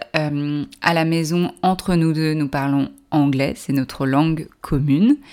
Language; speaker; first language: French; native; French